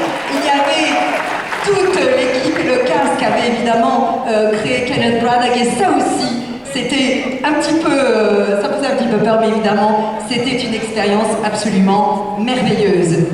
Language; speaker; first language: French; native; French